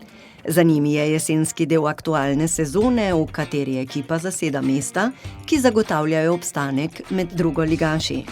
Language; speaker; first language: Slovenian; native; Slovenian